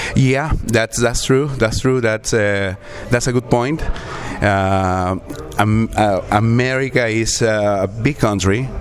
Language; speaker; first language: English; non-native, learner; Spanish